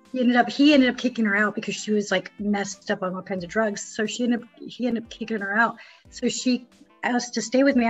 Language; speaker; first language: English; native; English